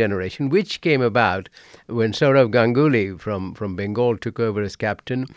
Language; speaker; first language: English; non-native, local second language; Bangla